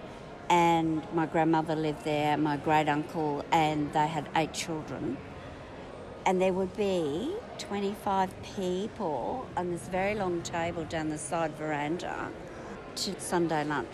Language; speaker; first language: English; native; English